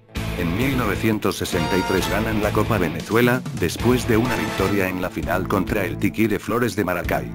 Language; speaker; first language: Spanish; native; Spanish